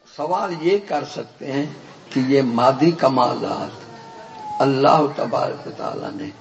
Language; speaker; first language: Urdu; non-native, local second language; Punjabi